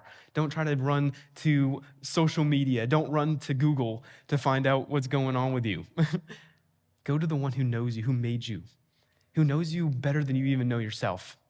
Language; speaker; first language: English; native; English